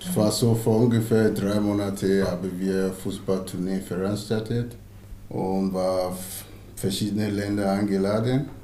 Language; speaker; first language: German; non-native, learner; Spanish